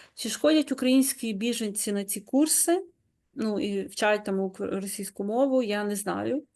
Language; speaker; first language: Ukrainian; native; Ukrainian